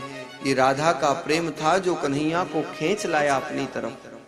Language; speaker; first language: Hindi; native; Hindi